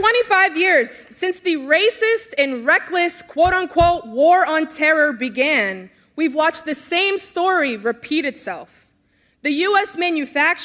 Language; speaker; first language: English; native; English